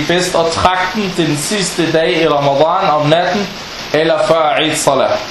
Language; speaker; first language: Danish; non-native, fluent; Arabic